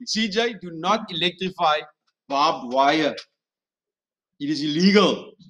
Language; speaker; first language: English; non-native, local second language; Afrikaans